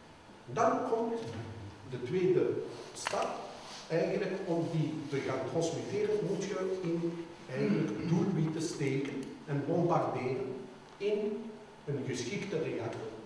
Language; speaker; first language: Dutch; non-native, local second language; French